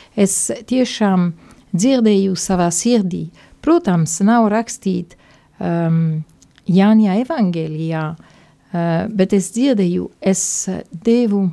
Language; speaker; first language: Latvian; non-native, fluent; Italian